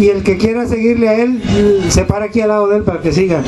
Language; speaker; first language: Spanish; native; Spanish